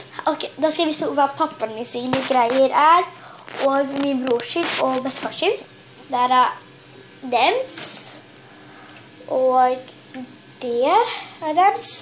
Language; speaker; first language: Swedish; early bilingual, other home language; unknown